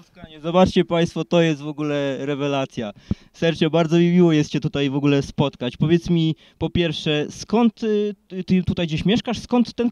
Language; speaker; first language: Polish; native; Polish